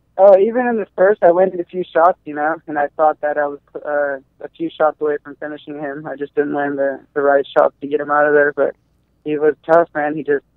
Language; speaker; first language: English; native; English